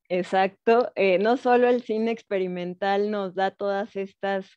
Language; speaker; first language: Spanish; native; Spanish